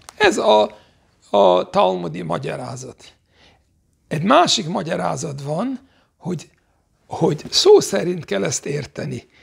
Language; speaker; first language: Hungarian; non-native, fluent; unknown